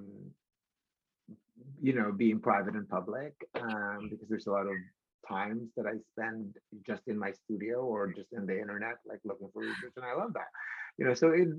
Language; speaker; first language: English; non-native, local second language; Filipino